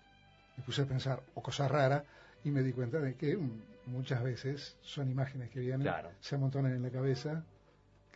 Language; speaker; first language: Spanish; native; Spanish